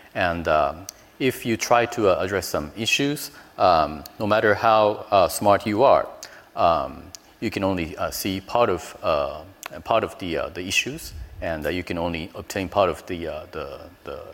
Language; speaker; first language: English; non-native, fluent; Japanese